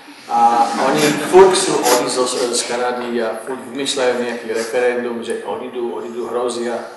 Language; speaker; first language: Slovak; non-native, fluent; English